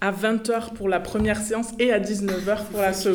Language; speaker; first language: French; native; French